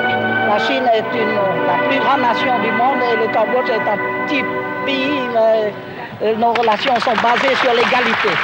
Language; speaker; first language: French; non-native, local second language; Khmer